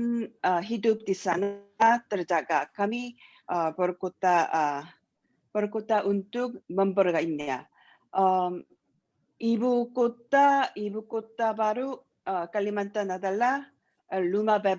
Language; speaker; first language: Indonesian; non-native, learner; Korean